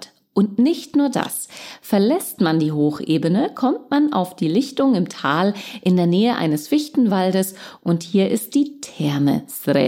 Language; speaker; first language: German; native; German